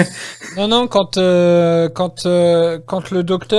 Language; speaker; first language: French; native; French